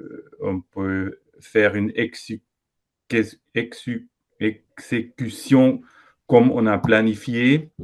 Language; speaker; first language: French; non-native, fluent; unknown